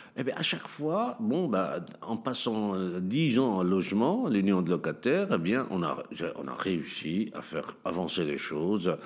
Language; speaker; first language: French; non-native, local second language; Arabic